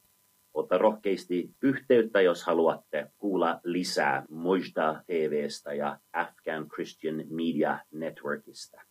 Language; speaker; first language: Finnish; non-native, fluent; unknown